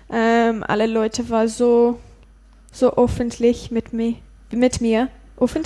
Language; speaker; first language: German; non-native, learner; English